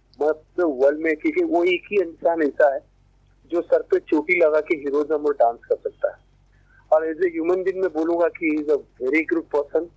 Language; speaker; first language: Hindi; non-native, local second language; Tamil